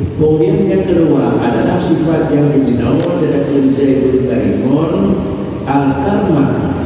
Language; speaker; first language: Malay; non-native, local second language; Achinese